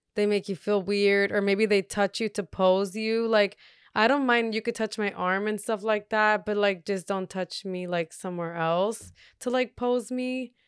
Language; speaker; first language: English; native; English